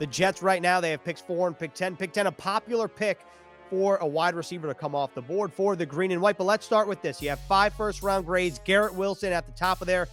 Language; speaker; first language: English; native; English